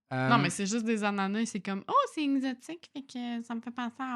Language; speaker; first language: French; native; French